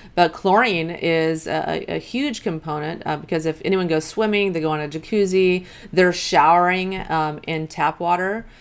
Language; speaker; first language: English; native; English